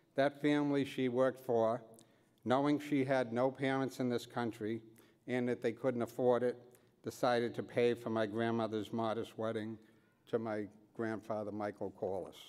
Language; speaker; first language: English; native; English